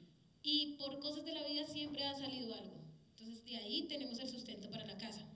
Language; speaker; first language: Spanish; native; Spanish